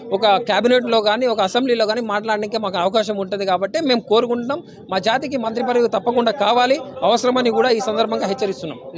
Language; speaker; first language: Telugu; non-native, local second language; Lambadi